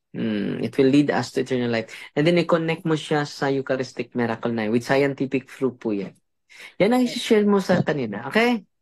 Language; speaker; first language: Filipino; non-native, local second language; Cebuano